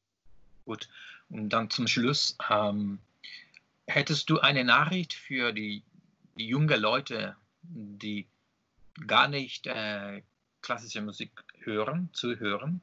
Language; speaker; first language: German; non-native, learner; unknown